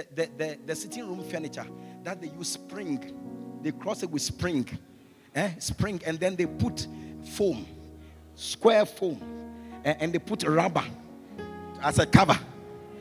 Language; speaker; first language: English; non-native, local second language; Ga